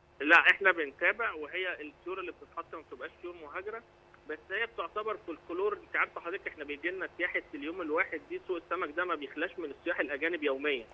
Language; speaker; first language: Egyptian Arabic; native; Egyptian Arabic